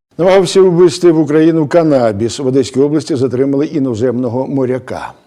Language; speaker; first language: Ukrainian; native; Ukrainian